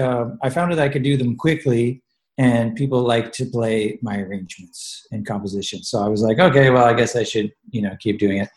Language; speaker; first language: English; native; English